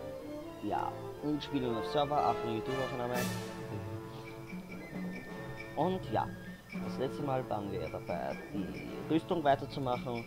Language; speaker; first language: German; native; German